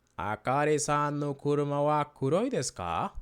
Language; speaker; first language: Japanese; non-native, learner; Spanish